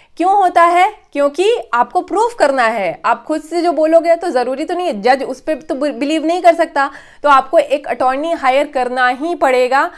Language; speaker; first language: Hindi; native; Hindi